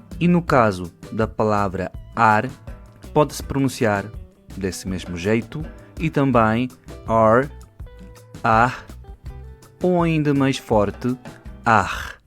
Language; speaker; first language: Portuguese; non-native, fluent; Spanish